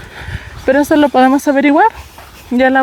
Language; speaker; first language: Spanish; native; Spanish